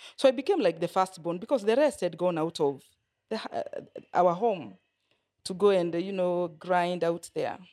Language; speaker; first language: English; non-native, local second language; Kikuyu